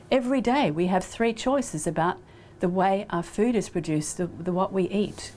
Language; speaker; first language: English; native; English